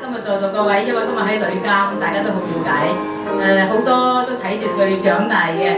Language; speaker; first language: Cantonese; native; Cantonese